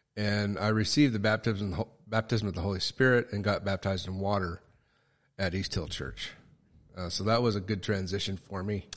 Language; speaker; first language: English; native; English